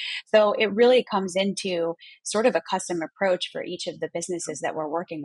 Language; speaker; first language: English; native; English